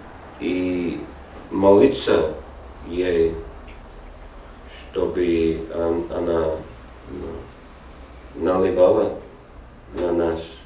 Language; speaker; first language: Russian; non-native, learner; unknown